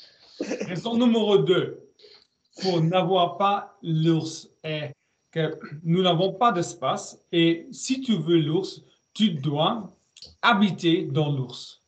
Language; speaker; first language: French; non-native, learner; German